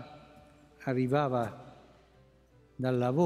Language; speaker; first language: Italian; non-native, fluent; Spanish